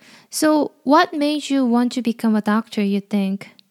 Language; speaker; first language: English; non-native, fluent; Korean